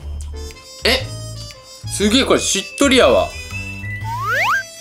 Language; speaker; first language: Japanese; native; Japanese